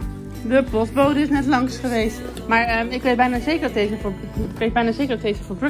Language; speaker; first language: Dutch; native; Dutch